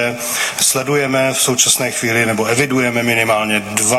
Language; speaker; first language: Czech; native; Czech